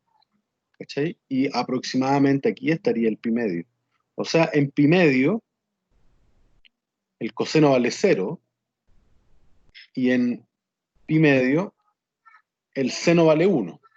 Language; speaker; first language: Spanish; native; Spanish